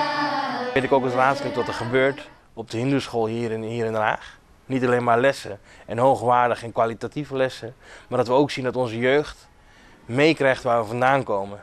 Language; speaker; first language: Dutch; native; Dutch